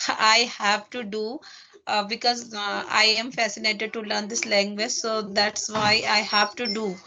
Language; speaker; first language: English; non-native, learner; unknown